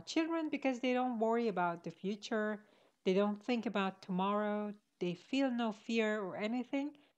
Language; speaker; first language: English; non-native, fluent; Persian